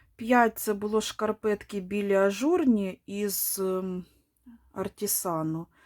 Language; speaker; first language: Ukrainian; non-native, local second language; Russian